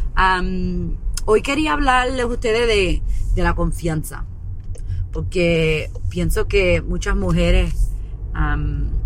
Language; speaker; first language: Spanish; early bilingual, other home language; English